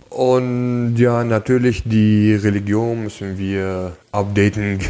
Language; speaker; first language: German; non-native, local second language; Arabic